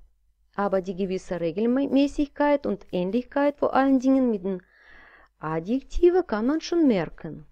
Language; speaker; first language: German; non-native, fluent; Russian